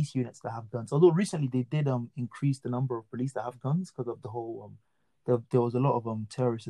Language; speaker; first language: English; non-native, local second language; Yoruba